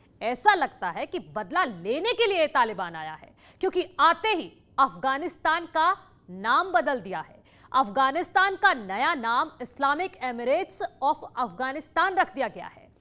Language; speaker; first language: Hindi; native; Hindi